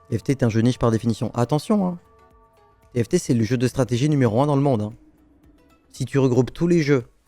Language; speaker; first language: French; native; French